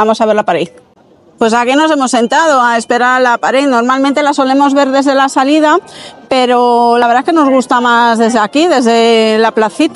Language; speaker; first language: Spanish; native; Spanish